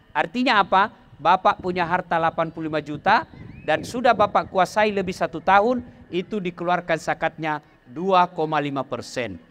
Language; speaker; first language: Indonesian; non-native, local second language; Buginese